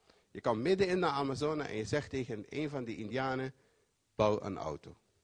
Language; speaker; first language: Dutch; non-native, fluent; Papiamento